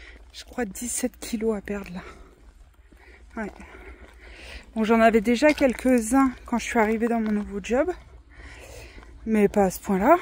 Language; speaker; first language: French; native; French